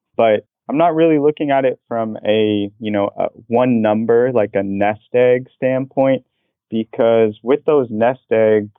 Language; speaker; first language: English; native; English